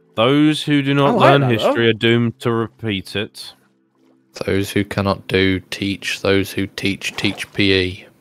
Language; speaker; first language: English; native; English